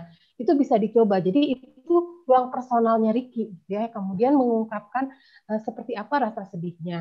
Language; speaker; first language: Indonesian; native; Indonesian